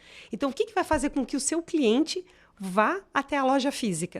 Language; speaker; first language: Portuguese; native; Portuguese